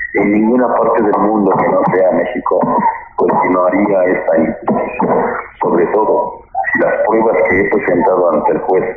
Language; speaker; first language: Spanish; native; Spanish